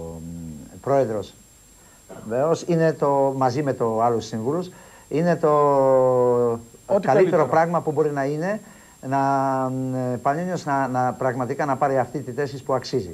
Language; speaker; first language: Greek; non-native, fluent; Polish